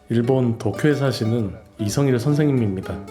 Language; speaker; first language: Korean; native; Korean